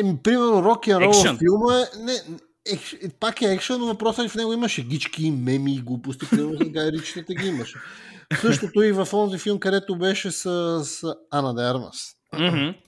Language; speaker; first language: Bulgarian; native; Bulgarian